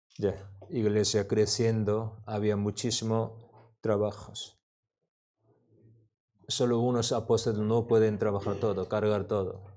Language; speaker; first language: Spanish; non-native, learner; Korean